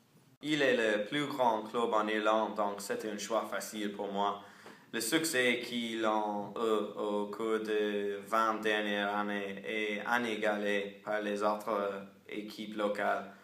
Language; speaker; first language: French; non-native, learner; English